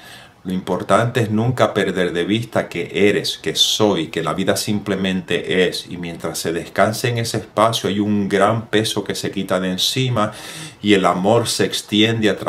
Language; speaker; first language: Spanish; native; Spanish